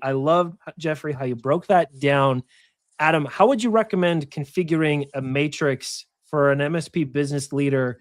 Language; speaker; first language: English; native; English